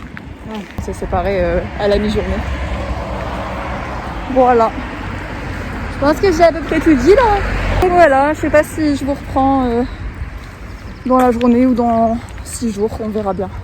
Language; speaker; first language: French; native; French